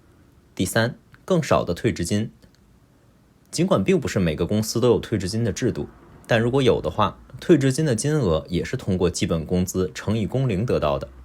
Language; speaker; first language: Chinese; native; Chinese